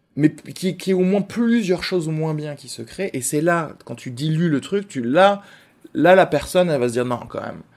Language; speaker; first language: French; native; French